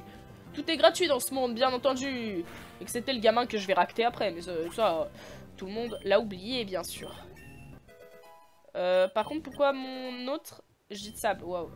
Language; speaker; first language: French; native; French